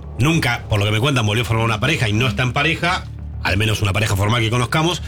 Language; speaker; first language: Spanish; native; Spanish